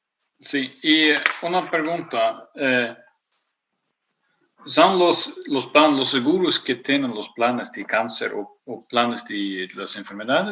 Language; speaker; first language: Spanish; non-native, fluent; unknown